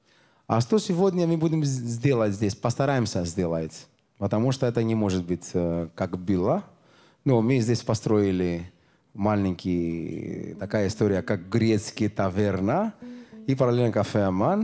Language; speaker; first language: Russian; non-native, learner; Greek